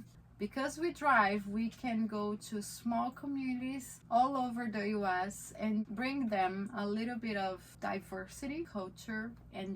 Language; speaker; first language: English; non-native, fluent; Portuguese